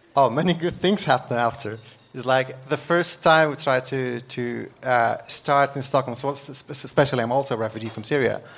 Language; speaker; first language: English; non-native, fluent; Arabic